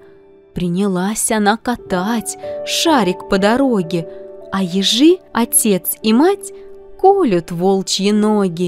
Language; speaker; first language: Russian; native; Russian